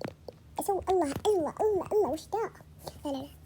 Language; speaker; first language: Arabic; native; Arabic